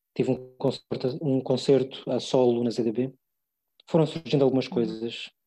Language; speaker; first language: Portuguese; early bilingual, other home language; English